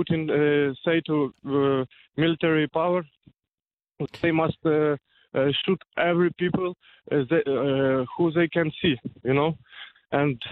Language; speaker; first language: English; non-native, learner; Ukrainian